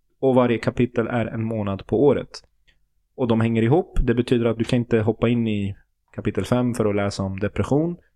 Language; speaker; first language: Swedish; early bilingual, other home language; Turoyo